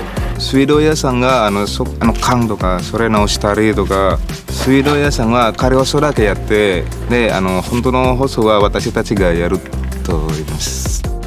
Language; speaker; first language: Japanese; non-native, learner; Indonesian